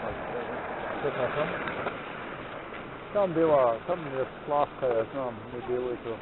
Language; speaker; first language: Polish; non-native, learner; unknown